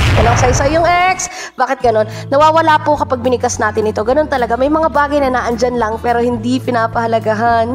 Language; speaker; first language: Filipino; native; Filipino